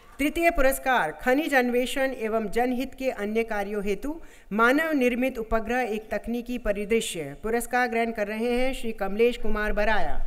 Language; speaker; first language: Hindi; native; Hindi